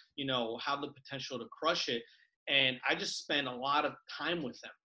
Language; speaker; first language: English; early bilingual, other home language; Spanish